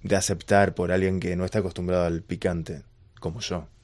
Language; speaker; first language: Spanish; native; Spanish